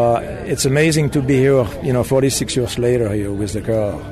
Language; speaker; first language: English; non-native, fluent; German